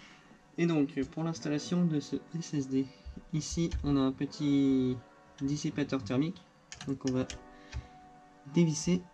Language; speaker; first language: French; native; French